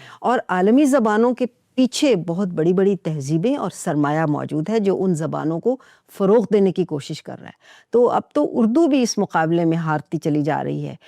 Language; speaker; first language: Urdu; non-native, local second language; Punjabi